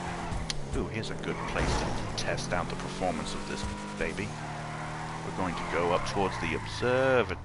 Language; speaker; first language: English; native; English